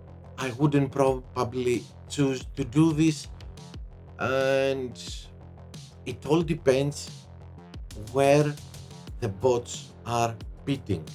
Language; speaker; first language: English; non-native, fluent; Greek